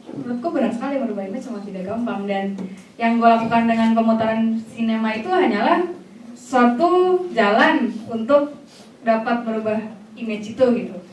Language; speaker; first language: Indonesian; native; Indonesian